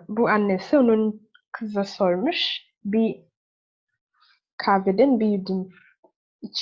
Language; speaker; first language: Turkish; non-native, learner; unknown